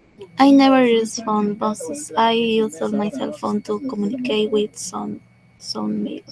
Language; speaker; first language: English; non-native, learner; Spanish